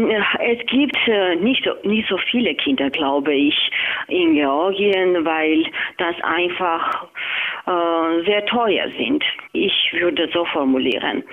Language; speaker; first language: German; non-native, fluent; Georgian